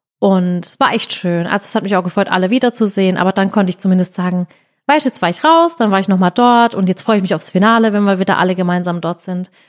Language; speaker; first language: German; native; German